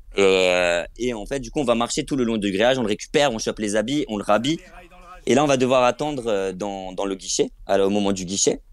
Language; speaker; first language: French; native; French